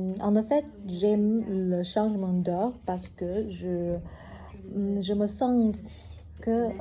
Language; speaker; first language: French; non-native, learner; Vietnamese